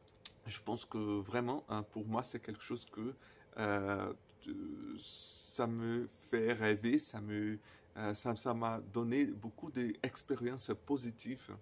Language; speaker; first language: French; non-native, fluent; Portuguese